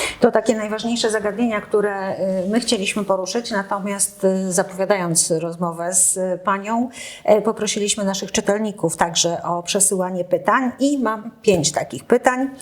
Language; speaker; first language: Polish; native; Polish